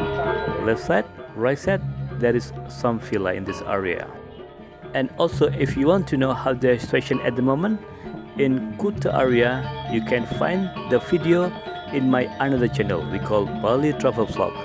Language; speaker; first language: English; non-native, local second language; Indonesian